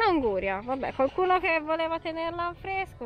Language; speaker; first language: Italian; native; Italian